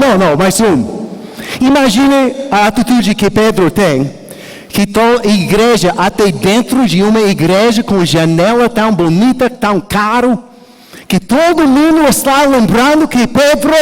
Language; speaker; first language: Portuguese; non-native, learner; English